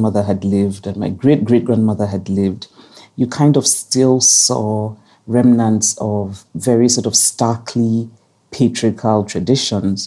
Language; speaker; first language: English; non-native, local second language; Igbo